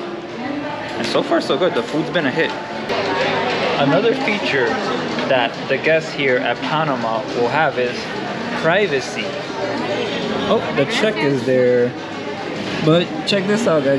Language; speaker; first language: English; native; English